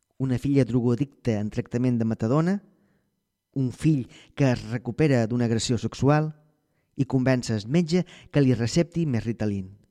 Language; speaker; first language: Catalan; native; Catalan